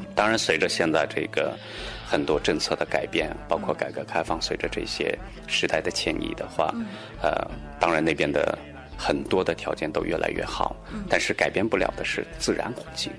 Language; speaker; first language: Chinese; non-native, local second language; Tibetan